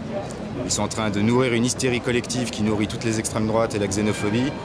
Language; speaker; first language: French; native; French